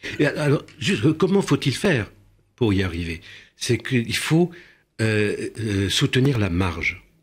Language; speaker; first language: French; early bilingual, other home language; Romanian